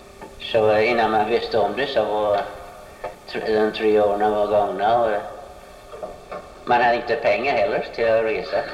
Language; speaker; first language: Swedish; early bilingual, heritage; Swedish